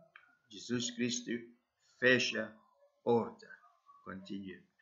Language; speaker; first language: Portuguese; non-native, learner; English